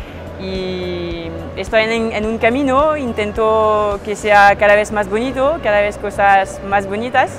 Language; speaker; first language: Spanish; non-native, fluent; French